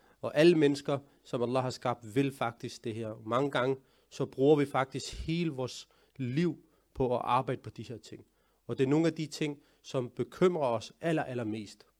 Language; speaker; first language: Danish; early bilingual, other home language; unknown